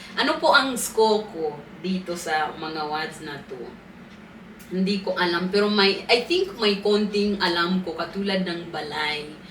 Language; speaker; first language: Filipino; non-native, fluent; Swahili